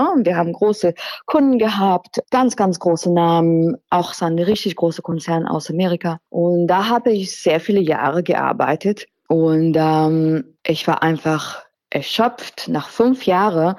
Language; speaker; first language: German; non-native, fluent; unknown